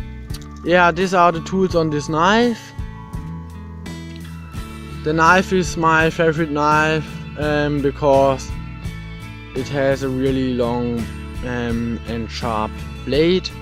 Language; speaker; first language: English; non-native, fluent; German